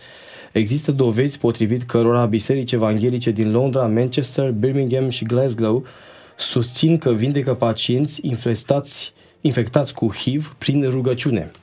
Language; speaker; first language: Romanian; native; Romanian